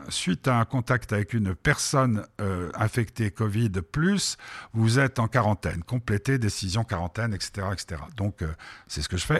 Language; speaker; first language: French; native; French